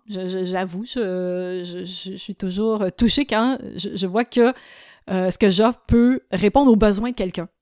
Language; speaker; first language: French; native; French